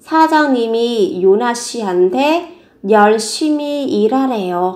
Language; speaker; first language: Korean; non-native, fluent; Vietnamese